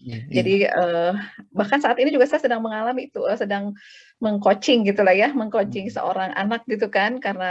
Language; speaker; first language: Indonesian; native; Indonesian